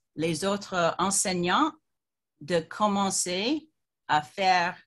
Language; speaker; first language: French; non-native, fluent; English